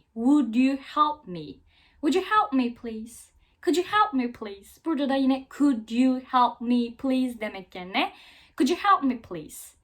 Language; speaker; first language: English; non-native, fluent; Turkish